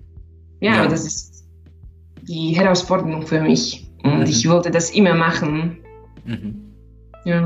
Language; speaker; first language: German; non-native, learner; Slovak